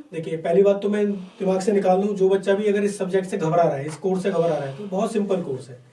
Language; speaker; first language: Hindi; native; Hindi